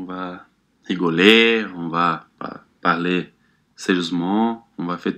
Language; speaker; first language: French; non-native, learner; Portuguese